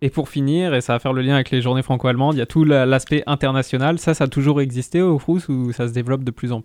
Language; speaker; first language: French; native; French